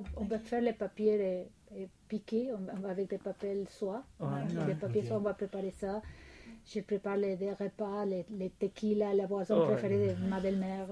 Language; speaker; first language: French; non-native, fluent; Spanish